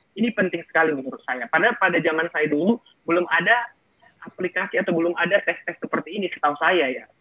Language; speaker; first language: Indonesian; non-native, local second language; Batak Toba